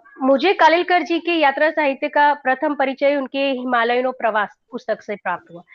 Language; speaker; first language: Hindi; non-native, local second language; Gujarati